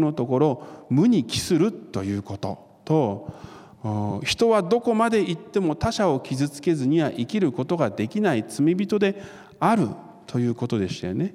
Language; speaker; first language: Japanese; non-native, fluent; Korean